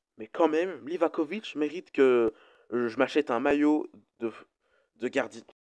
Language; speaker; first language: French; native; French